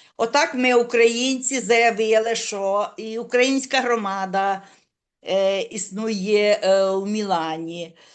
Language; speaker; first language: Ukrainian; native; Ukrainian